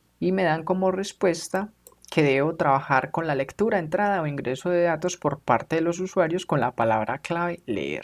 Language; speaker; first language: Spanish; native; Spanish